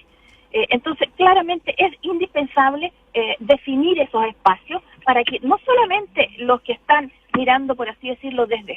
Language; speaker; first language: Spanish; native; Spanish